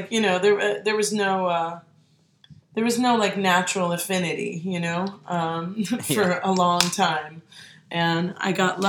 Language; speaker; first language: English; native; English